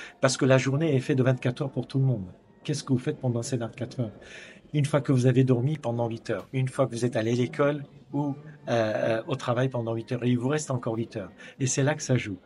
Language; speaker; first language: French; non-native, local second language; Armenian